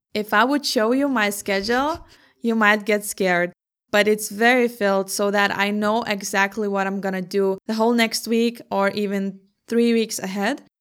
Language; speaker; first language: English; non-native, fluent; Lithuanian